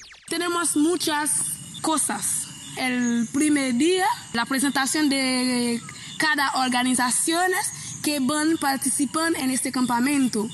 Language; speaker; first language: Spanish; non-native, learner; Haitian Creole